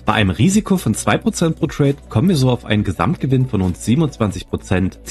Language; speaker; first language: German; native; German